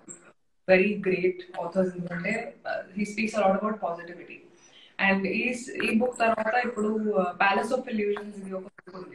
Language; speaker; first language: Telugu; non-native, fluent; Hindi